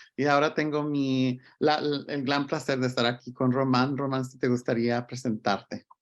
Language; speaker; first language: Spanish; early bilingual, other home language; English